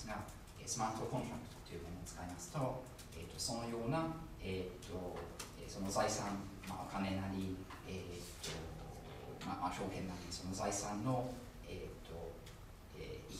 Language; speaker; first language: Japanese; non-native, fluent; English